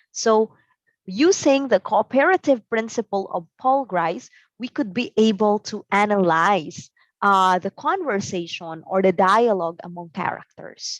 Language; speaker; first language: English; non-native, local second language; Cebuano